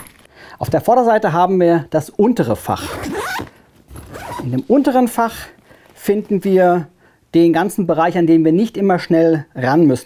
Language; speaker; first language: German; native; German